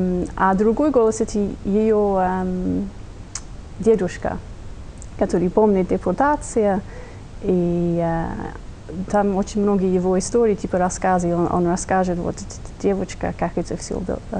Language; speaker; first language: Russian; non-native, fluent; English